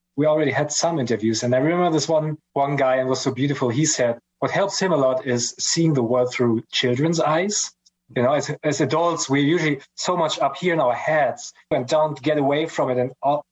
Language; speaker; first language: English; non-native, fluent; German